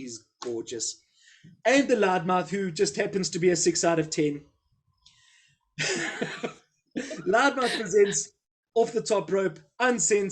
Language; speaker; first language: English; native; English